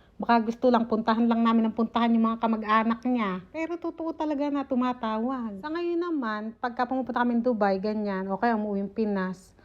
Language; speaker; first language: Filipino; native; Filipino